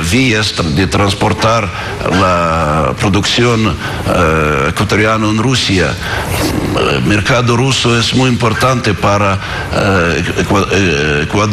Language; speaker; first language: Spanish; non-native, fluent; Russian